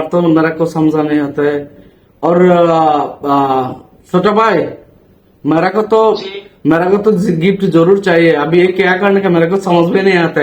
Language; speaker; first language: Hindi; non-native, learner; Bangla